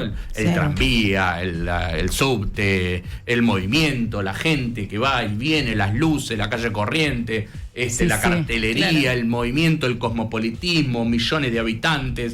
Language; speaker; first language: Spanish; native; Spanish